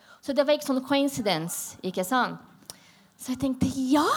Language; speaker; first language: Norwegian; non-native, learner; Portuguese